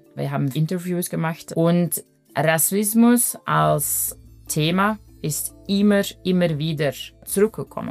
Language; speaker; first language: German; non-native, fluent; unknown